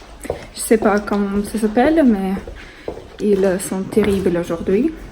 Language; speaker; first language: French; non-native, learner; Russian